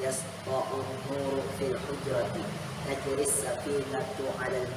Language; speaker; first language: Arabic; non-native, learner; Indonesian